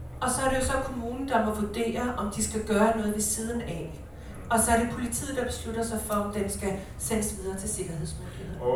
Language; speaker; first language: Swedish; non-native, learner; Danish